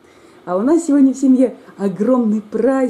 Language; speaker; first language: Russian; native; Russian